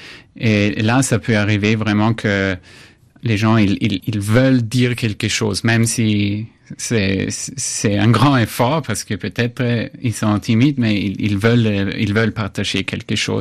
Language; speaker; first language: French; non-native, fluent; German